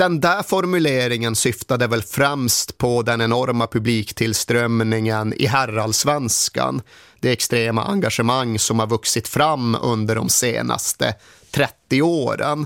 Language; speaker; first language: Swedish; native; Swedish